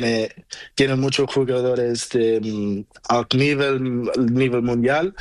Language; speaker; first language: Spanish; non-native, learner; Portuguese